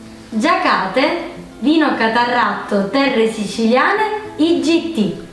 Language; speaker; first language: Italian; native; Italian